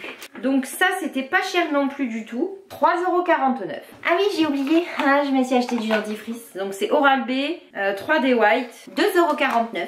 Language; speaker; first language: French; native; French